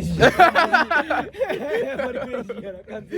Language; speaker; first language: Japanese; native; Japanese